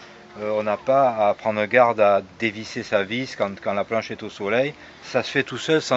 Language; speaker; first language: French; native; French